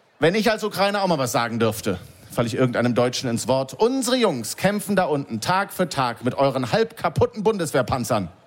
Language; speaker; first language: German; native; German